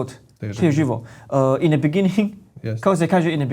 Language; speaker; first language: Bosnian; non-native, learner; Chinese